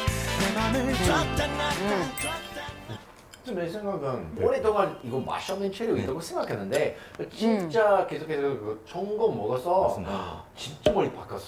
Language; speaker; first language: Korean; non-native, learner; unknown